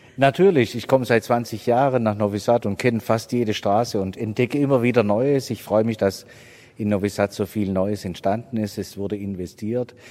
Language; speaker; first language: German; native; German